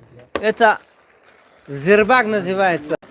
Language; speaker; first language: Russian; non-native, local second language; Tajik